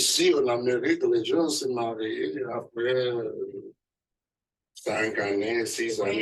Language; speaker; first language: French; non-native, learner; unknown